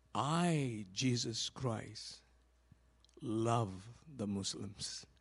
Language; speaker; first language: English; non-native, local second language; Tamil